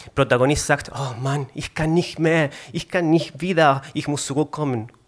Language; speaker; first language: German; non-native, fluent; Spanish